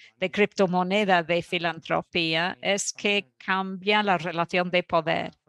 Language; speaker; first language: Spanish; non-native, fluent; Dutch